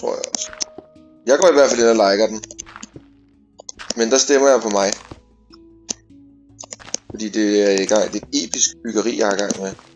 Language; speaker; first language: Danish; native; Danish